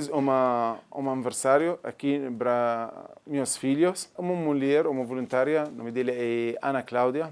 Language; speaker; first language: Portuguese; non-native, learner; Arabic